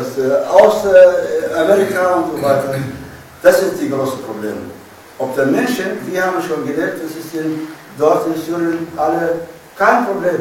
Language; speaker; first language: German; non-native, learner; Arabic